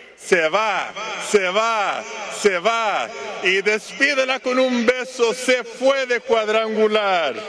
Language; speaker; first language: Spanish; early bilingual, other home language; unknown